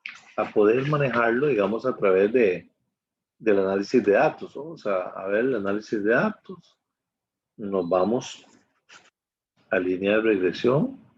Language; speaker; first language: Spanish; native; Spanish